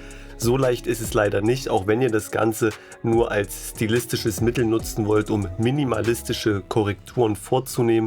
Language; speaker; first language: German; native; German